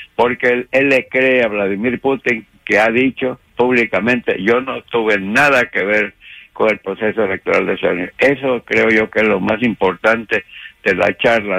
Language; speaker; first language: Spanish; native; Spanish